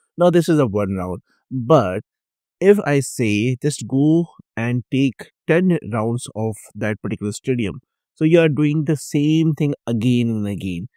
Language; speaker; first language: English; non-native, local second language; Urdu